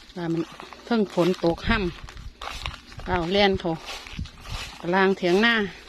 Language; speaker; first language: Thai; native; Thai